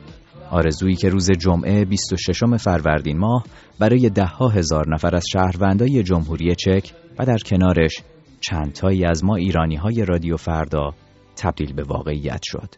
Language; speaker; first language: Persian; native; Persian